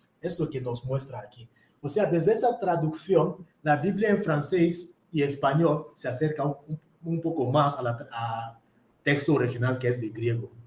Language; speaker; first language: Spanish; non-native, fluent; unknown